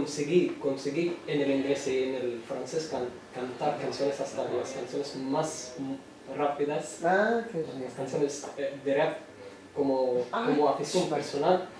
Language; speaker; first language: Spanish; non-native, fluent; Arabic